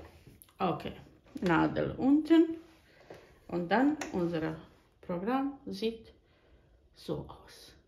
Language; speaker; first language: German; non-native, fluent; Bosnian